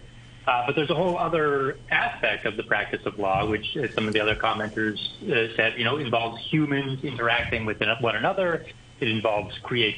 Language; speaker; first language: English; native; English